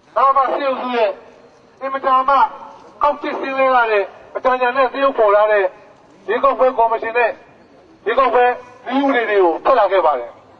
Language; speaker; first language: Burmese; native; Burmese